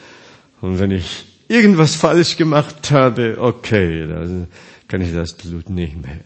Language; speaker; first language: German; non-native, fluent; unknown